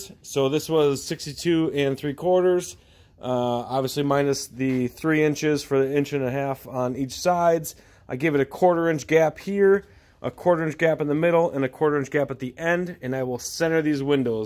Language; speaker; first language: English; native; English